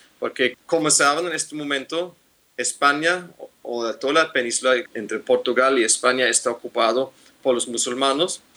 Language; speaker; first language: Spanish; non-native, fluent; German